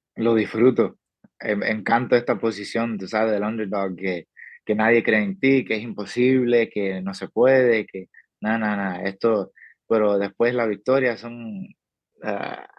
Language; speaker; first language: Spanish; early bilingual, heritage; Spanish